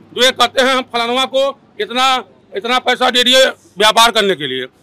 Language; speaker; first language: Hindi; native; Hindi